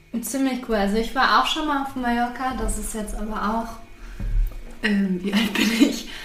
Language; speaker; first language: German; native; German